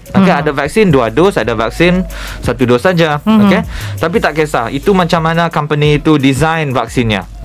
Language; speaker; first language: Malay; native; Malay